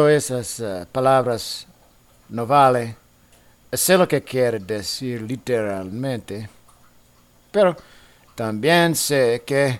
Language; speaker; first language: Spanish; non-native, learner; English